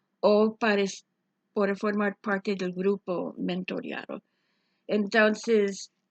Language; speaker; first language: Spanish; non-native, fluent; English